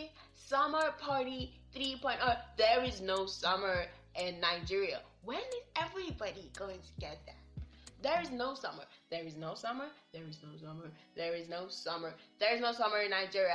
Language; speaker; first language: English; non-native, local second language; Yoruba